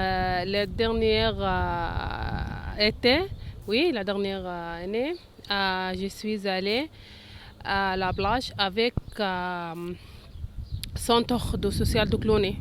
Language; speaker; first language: French; non-native, learner; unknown